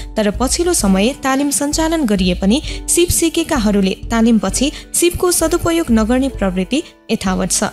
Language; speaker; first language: Nepali; non-native, local second language; Newari